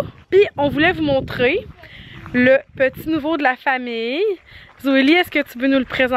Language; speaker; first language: French; native; French